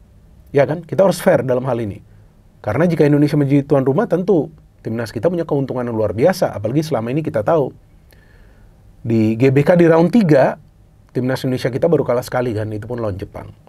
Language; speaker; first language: Indonesian; native; Indonesian